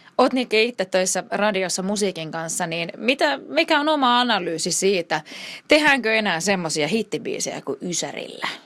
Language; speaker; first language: Finnish; native; Finnish